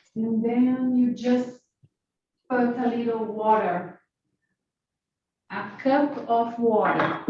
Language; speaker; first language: English; non-native, learner; Portuguese